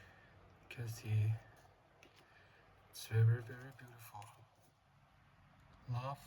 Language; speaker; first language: English; non-native, learner; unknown